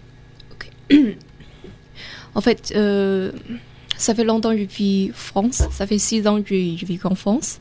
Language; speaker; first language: French; non-native, fluent; Chinese